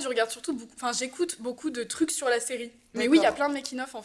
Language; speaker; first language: French; native; French